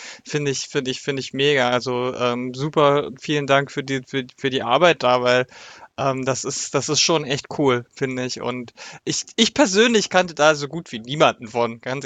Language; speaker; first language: German; native; German